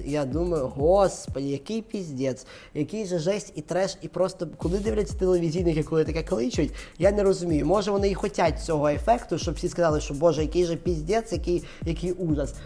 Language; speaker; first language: Ukrainian; non-native, local second language; Russian